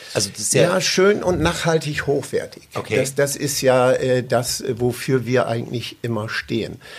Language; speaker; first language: German; native; German